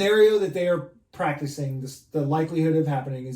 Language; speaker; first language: English; native; English